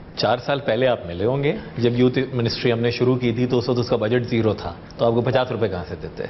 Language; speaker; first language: Urdu; native; Urdu